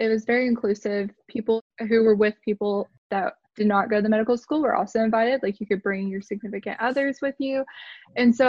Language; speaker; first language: English; native; English